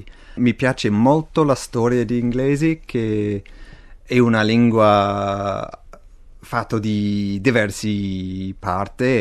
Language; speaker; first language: Italian; non-native, fluent; English